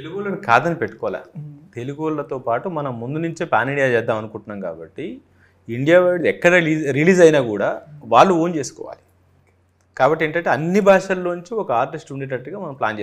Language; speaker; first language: Telugu; native; Telugu